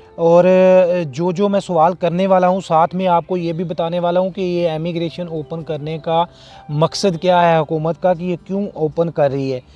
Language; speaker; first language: Urdu; non-native, local second language; Punjabi